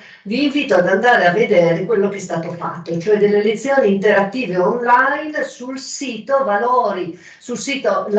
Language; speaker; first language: Italian; native; Italian